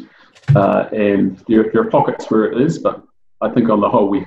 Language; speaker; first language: English; native; English